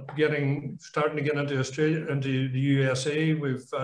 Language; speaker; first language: English; native; English